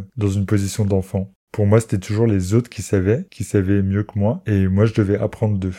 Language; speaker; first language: French; native; French